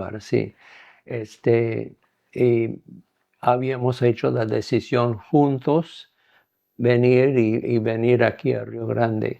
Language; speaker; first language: Spanish; non-native, fluent; English